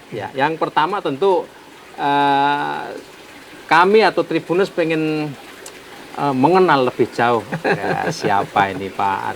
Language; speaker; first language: Indonesian; native; Indonesian